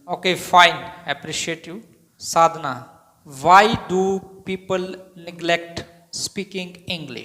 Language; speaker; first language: English; non-native, local second language; Hindi